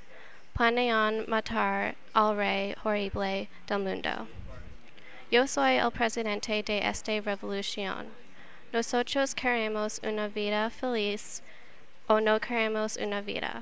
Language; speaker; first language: Spanish; non-native, learner; English